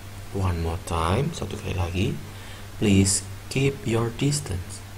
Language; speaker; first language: English; non-native, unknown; Indonesian